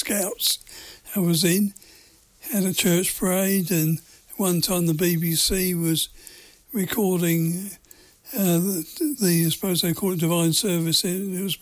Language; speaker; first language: English; native; English